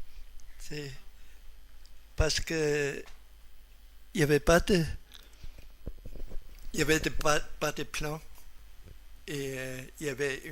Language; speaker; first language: French; non-native, fluent; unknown